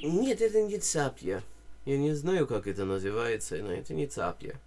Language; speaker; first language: Russian; non-native, fluent; English